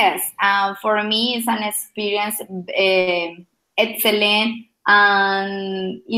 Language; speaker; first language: English; non-native, learner; Spanish